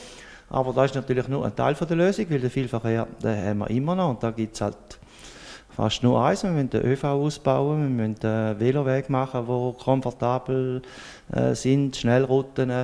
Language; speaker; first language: German; native; German